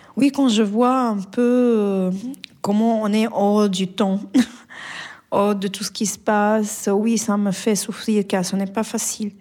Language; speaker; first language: French; non-native, fluent; Arabic